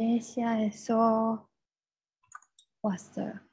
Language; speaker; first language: Korean; non-native, learner; Malay